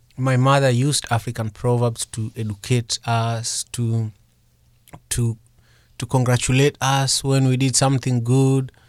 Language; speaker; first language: English; non-native, local second language; Luo (Kenya and Tanzania)